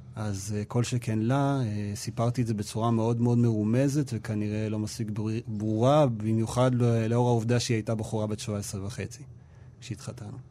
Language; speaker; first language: Hebrew; native; Hebrew